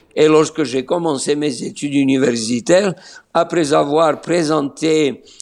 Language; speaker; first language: French; non-native, fluent; Serbian